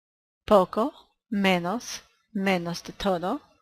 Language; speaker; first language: Spanish; non-native, fluent; English